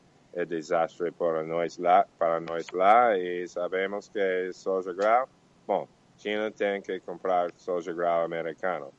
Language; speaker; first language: Portuguese; non-native, learner; Spanish